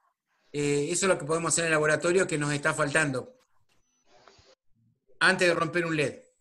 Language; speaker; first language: Spanish; native; Spanish